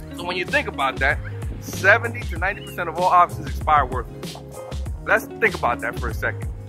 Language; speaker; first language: English; native; English